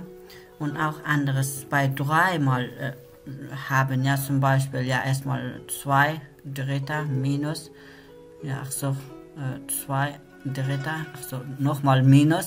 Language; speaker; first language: German; non-native, learner; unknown